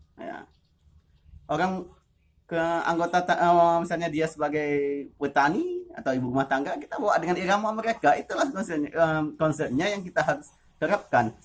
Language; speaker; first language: Indonesian; non-native, local second language; Achinese